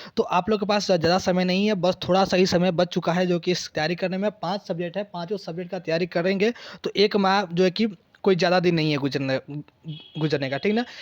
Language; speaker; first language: Hindi; native; Hindi